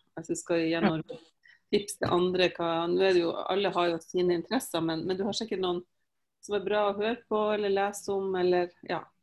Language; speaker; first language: Norwegian; native; Norwegian